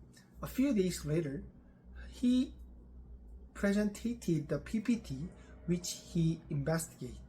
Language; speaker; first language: English; non-native, learner; Korean